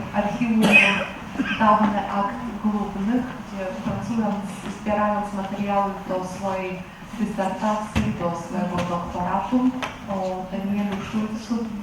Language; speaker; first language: Polish; non-native, fluent; Lithuanian